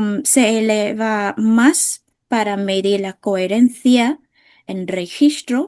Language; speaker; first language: Spanish; non-native, fluent; Vietnamese